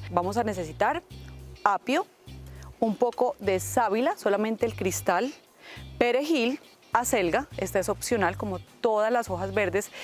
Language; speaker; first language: Spanish; native; Spanish